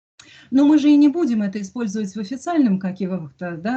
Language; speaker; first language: Russian; native; Russian